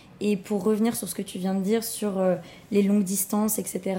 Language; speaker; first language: French; native; French